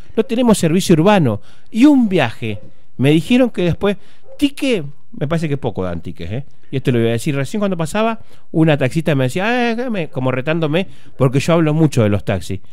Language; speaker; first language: Spanish; native; Spanish